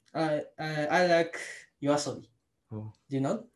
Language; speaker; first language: English; non-native, learner; Japanese